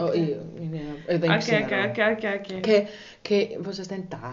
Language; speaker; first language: Greek; non-native, learner; German